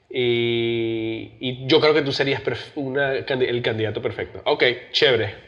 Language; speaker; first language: Spanish; early bilingual, heritage; Spanish